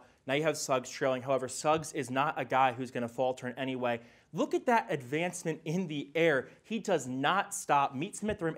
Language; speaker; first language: English; native; English